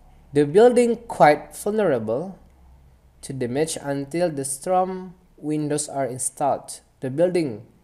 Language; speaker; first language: English; non-native, fluent; Indonesian